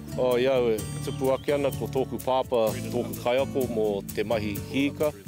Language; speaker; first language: Māori; native; Māori